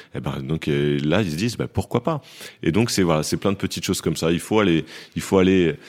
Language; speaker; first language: French; native; French